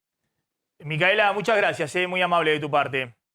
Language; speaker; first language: Spanish; native; Spanish